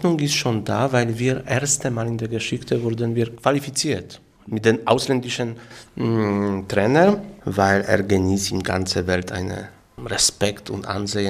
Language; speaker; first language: German; non-native, learner; Polish